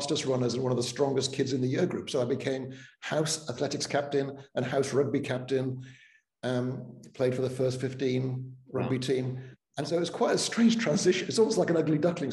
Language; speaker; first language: English; non-native, local second language; Welsh